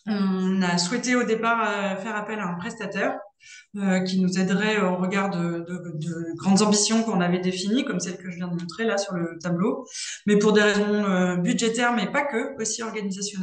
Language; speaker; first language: French; native; French